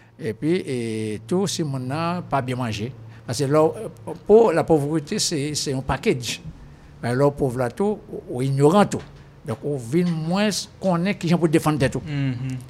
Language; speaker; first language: French; non-native, local second language; Haitian Creole